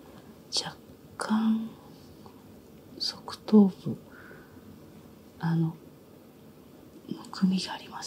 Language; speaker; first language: Japanese; native; Japanese